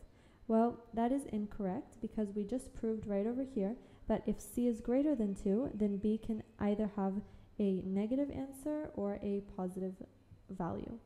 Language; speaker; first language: English; native; English